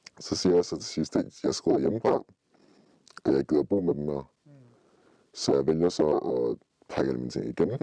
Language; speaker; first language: Danish; early bilingual, other home language; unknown